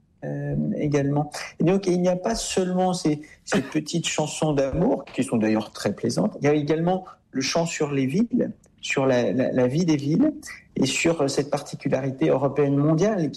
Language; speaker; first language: French; native; French